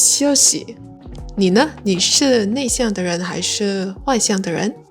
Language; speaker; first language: Chinese; non-native, learner; Vietnamese